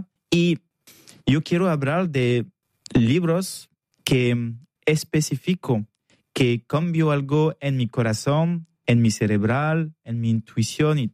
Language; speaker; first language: Spanish; non-native, learner; French